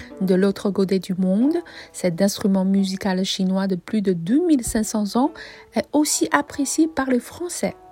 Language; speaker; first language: French; non-native, fluent; Chinese